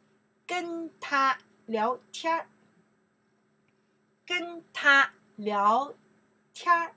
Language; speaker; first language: Chinese; non-native, learner; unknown